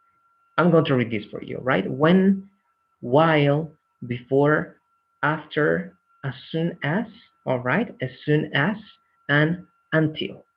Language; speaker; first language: English; non-native, fluent; Spanish